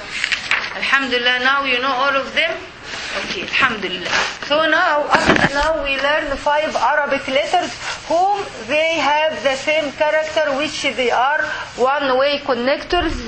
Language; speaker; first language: English; non-native, fluent; Arabic